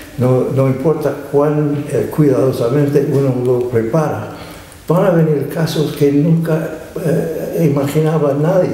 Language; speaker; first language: Spanish; non-native, fluent; English